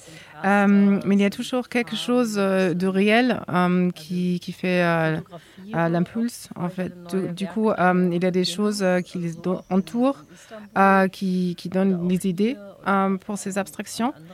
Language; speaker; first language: French; non-native, fluent; German